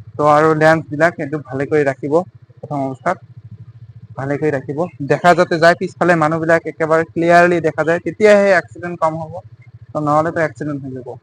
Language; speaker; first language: Assamese; native; Assamese